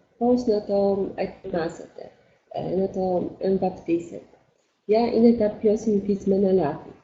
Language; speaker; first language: Greek; non-native, fluent; Polish